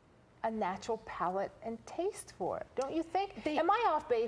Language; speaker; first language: English; native; English